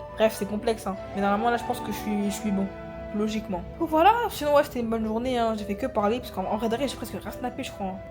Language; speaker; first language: French; native; French